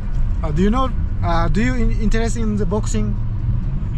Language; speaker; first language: English; non-native, learner; Kazakh